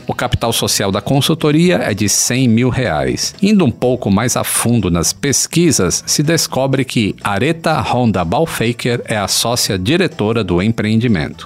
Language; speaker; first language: Portuguese; native; Portuguese